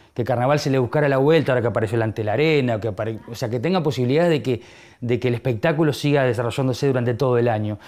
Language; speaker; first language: Spanish; native; Spanish